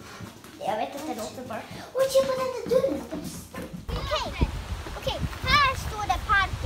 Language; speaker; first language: Swedish; non-native, learner; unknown